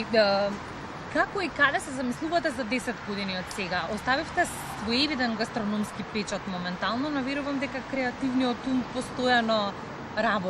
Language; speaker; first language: Macedonian; native; Macedonian